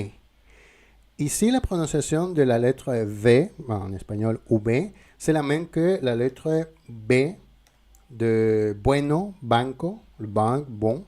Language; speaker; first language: French; non-native, fluent; Spanish